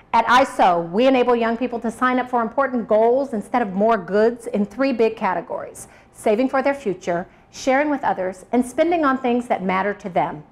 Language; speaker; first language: English; native; English